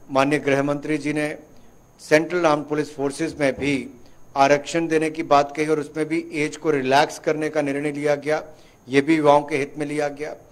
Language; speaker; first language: Hindi; native; Hindi